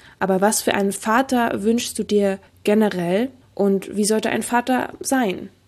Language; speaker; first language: German; native; German